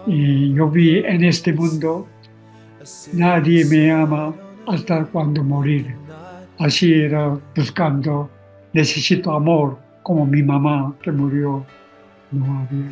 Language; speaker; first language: Spanish; non-native, learner; Korean